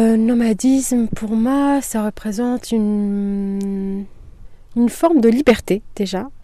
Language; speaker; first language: French; non-native, local second language; Kabyle